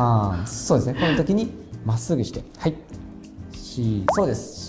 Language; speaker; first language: Japanese; native; Japanese